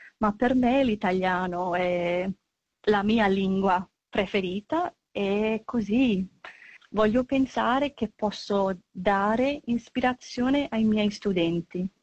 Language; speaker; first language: Italian; non-native, fluent; English